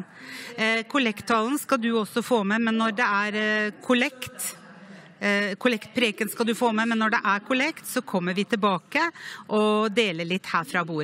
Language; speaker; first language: Norwegian; native; Norwegian